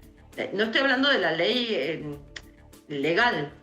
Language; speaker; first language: Spanish; native; Spanish